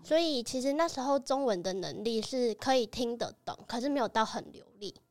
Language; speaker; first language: Chinese; early bilingual, other home language; Vietnamese